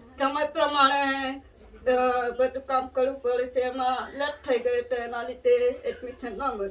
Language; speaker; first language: Gujarati; non-native, local second language; Vasavi